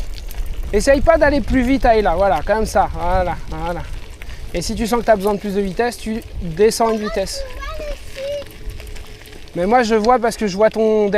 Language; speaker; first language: French; native; French